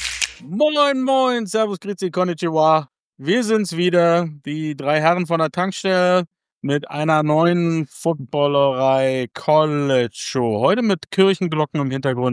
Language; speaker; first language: German; native; German